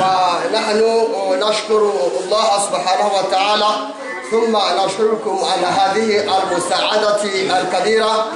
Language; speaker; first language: Arabic; non-native, local second language; Comorian